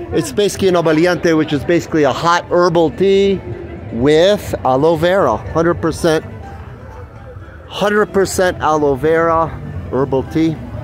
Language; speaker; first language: English; native; English